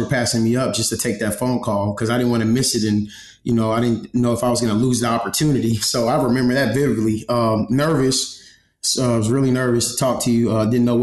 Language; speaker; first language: English; native; English